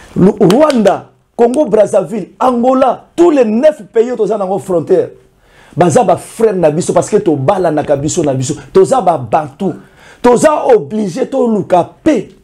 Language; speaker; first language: Lingala; native; Lingala